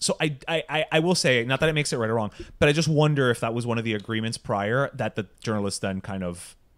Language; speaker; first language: English; early bilingual, other home language; Spanish